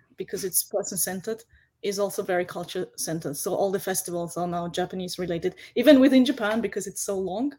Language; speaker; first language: English; non-native, fluent; German